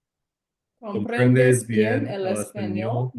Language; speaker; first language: Spanish; non-native, learner; English